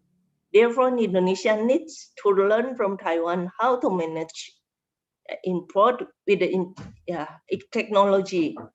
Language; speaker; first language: English; non-native, learner; Indonesian